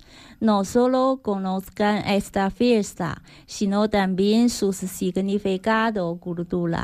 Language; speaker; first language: Spanish; non-native, learner; Chinese